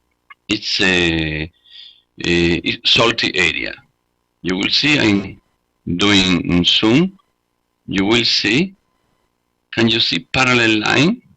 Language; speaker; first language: English; non-native, learner; Spanish